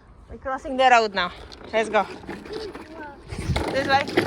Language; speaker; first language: English; non-native, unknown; Polish